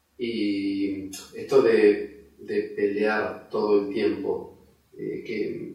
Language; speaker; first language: Spanish; native; Spanish